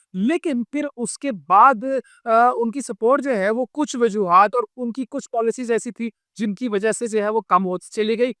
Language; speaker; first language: Urdu; native; Urdu